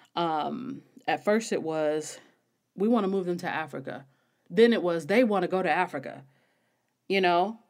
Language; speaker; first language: English; native; English